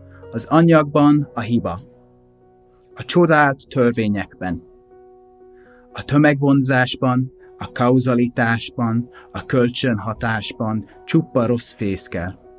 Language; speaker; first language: Hungarian; non-native, fluent; English